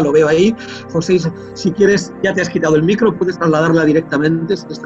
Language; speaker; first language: Spanish; native; Spanish